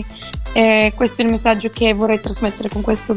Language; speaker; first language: Italian; non-native, fluent; Bulgarian